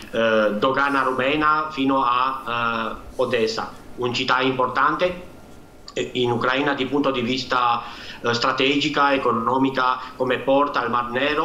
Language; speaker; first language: Italian; non-native, fluent; Romanian